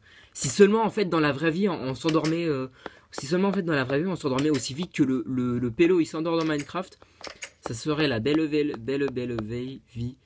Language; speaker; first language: French; native; French